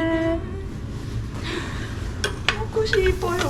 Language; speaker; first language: Korean; non-native, learner; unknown